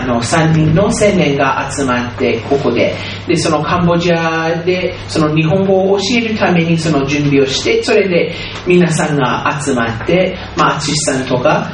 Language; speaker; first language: Japanese; non-native, fluent; English